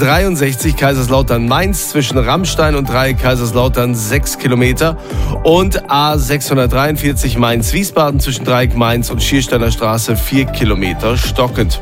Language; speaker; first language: German; native; German